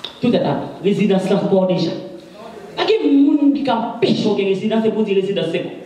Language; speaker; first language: French; non-native, local second language; Haitian Creole